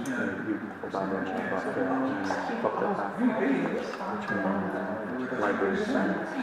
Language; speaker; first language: French; non-native, fluent; English